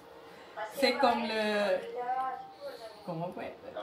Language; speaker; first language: French; non-native, learner; Malay